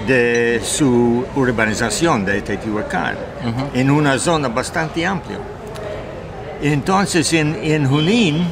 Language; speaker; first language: Spanish; non-native, fluent; English